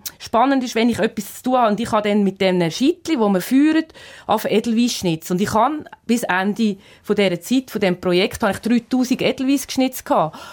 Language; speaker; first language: German; native; German